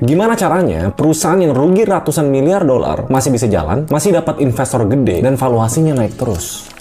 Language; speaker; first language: Indonesian; native; Indonesian